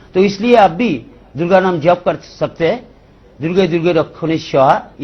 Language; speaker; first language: Hindi; non-native, local second language; Bangla